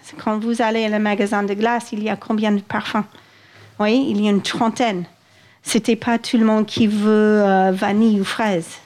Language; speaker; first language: French; non-native, fluent; English